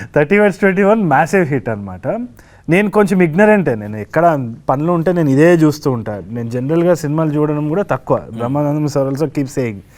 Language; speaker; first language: Telugu; native; Telugu